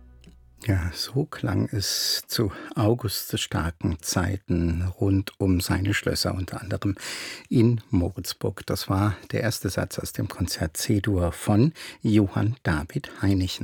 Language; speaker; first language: German; native; German